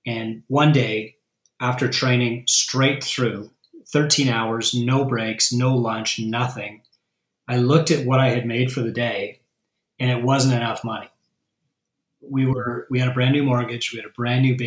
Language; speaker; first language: English; native; English